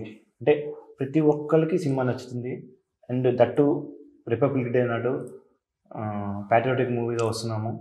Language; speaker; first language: Telugu; native; Telugu